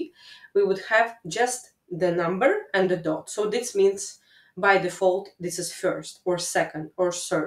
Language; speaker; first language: English; non-native, fluent; Latvian